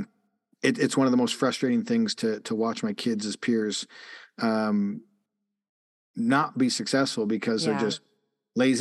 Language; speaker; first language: English; native; English